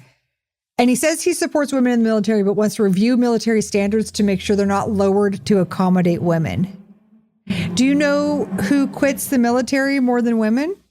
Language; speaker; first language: English; native; English